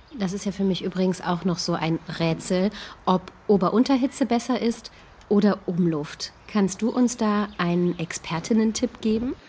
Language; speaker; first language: German; native; German